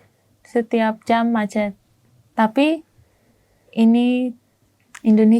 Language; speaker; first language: Indonesian; non-native, learner; German